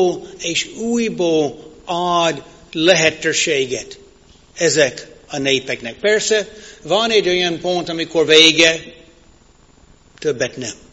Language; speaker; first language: Hungarian; non-native, fluent; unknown